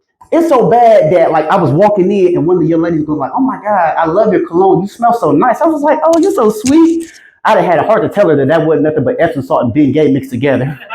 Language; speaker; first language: English; native; English